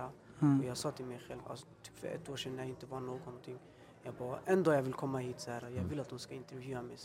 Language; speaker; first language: Swedish; early bilingual, other home language; Albanian